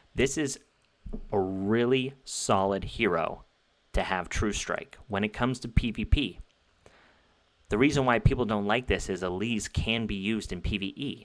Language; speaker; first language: English; native; English